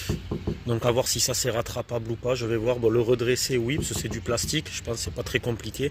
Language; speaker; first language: French; native; French